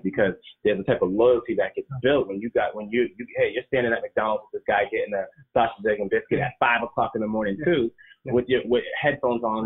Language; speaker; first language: English; native; English